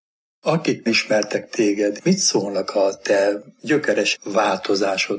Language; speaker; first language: Hungarian; native; Hungarian